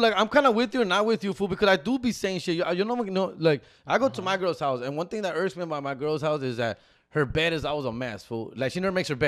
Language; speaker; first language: English; early bilingual, other home language; Spanish